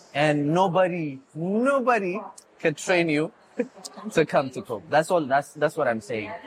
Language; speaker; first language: English; non-native, fluent; Amharic